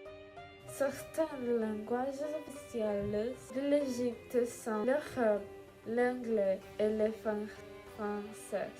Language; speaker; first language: French; non-native, learner; Portuguese